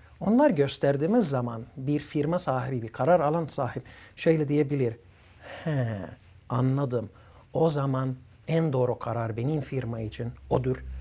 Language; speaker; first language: Turkish; early bilingual, other home language; Arabic